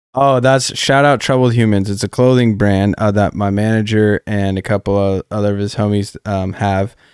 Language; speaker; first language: English; native; English